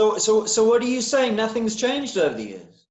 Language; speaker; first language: English; native; English